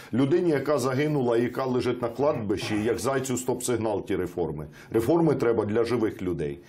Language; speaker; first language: Ukrainian; native; Ukrainian